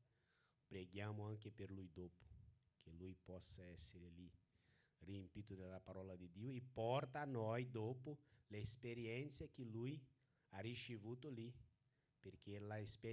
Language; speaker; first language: Italian; non-native, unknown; Portuguese